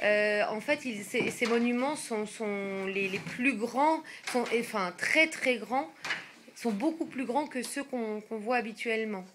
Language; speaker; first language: French; native; French